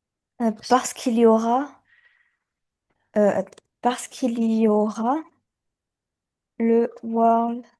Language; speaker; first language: French; early bilingual, other home language; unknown